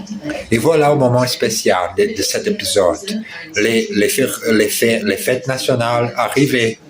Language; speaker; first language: French; non-native, learner; Portuguese